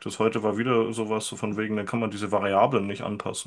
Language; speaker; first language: German; native; German